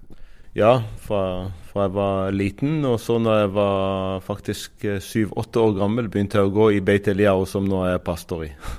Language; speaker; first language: Norwegian; non-native, fluent; Arabic